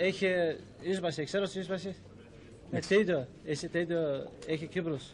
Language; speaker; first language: Greek; non-native, local second language; Turkish